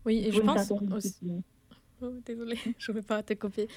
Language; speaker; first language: French; non-native, fluent; German